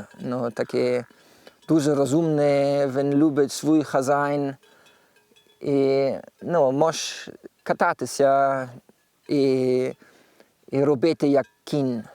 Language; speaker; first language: Ukrainian; non-native, learner; German